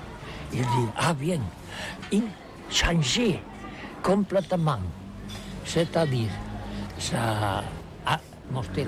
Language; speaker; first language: French; non-native, learner; Catalan